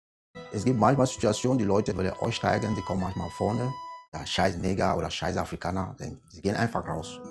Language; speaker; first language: German; non-native, learner; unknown